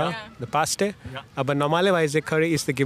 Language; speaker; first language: German; non-native, learner; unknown